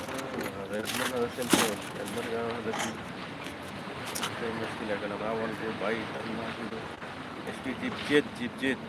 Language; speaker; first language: Filipino; non-native, learner; Indonesian